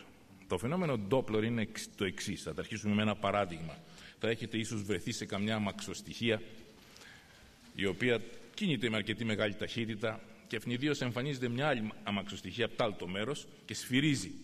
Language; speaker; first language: Greek; native; Greek